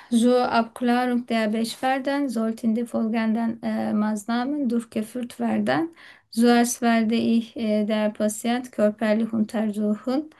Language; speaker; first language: German; non-native, learner; Turkish